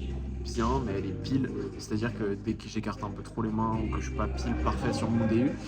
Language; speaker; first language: French; native; French